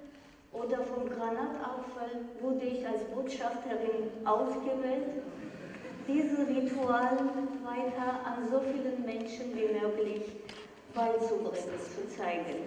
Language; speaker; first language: German; non-native, fluent; Armenian